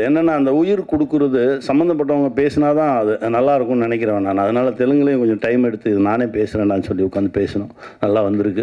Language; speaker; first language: Tamil; native; Tamil